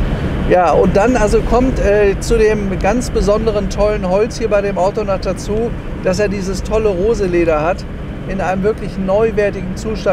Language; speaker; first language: German; native; German